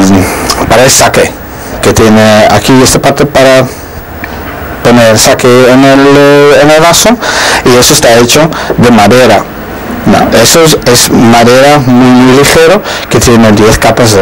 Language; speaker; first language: Spanish; non-native, fluent; Dutch